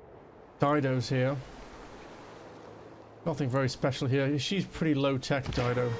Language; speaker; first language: English; native; English